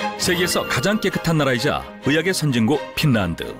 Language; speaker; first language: Korean; native; Korean